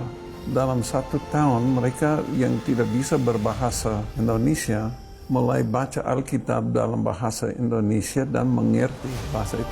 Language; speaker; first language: Indonesian; non-native, fluent; English